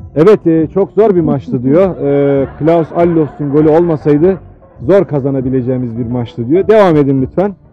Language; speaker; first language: Turkish; native; Turkish